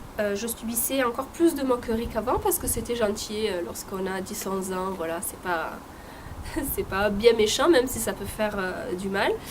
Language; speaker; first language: French; early bilingual, other home language; Italian